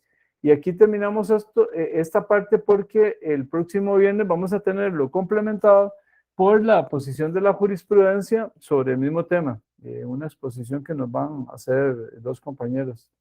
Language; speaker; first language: Spanish; native; Spanish